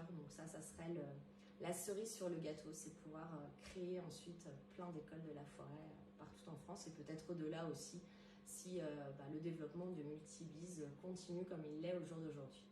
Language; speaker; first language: French; native; French